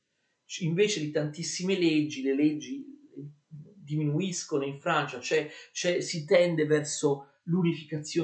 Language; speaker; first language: Italian; native; Italian